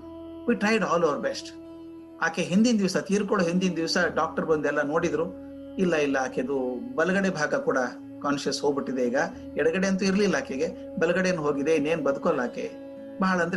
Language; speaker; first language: Kannada; non-native, local second language; Marathi